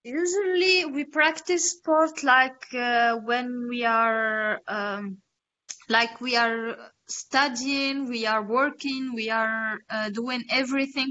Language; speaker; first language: English; non-native, learner; Arabic